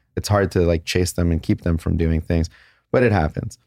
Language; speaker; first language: English; native; English